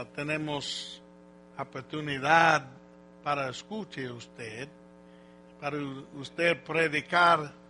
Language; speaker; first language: Spanish; non-native, learner; English